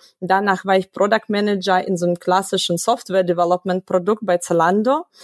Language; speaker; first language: German; non-native, fluent; Russian